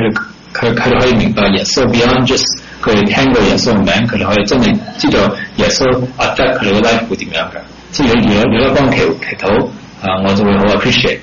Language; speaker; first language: Chinese; early bilingual, heritage; Cantonese